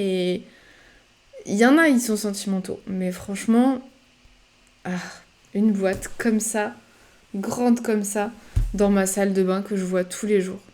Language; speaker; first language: French; native; French